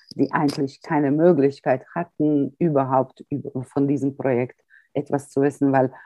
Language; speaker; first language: German; early bilingual, heritage; Croatian